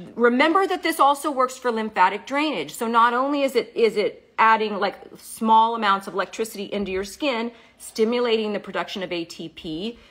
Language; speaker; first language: English; native; English